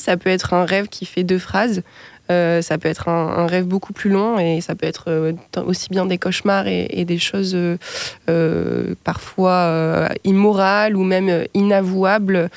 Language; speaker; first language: French; native; French